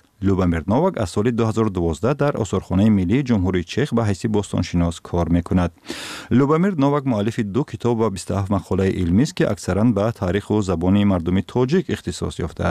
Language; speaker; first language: Tajik; native; Tajik